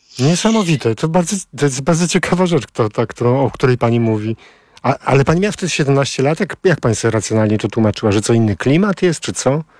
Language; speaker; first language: Polish; native; Polish